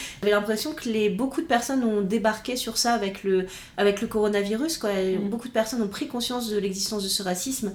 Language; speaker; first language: French; native; French